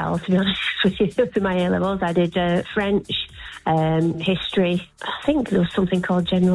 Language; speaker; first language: English; native; English